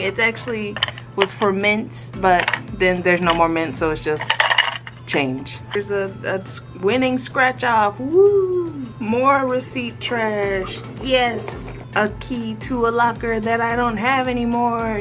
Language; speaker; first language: English; native; English